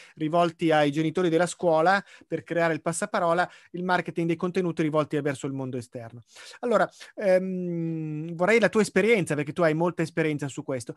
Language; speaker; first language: Italian; native; Italian